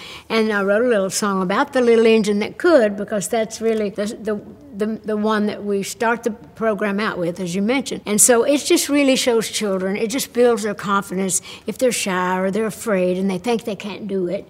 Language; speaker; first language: English; native; English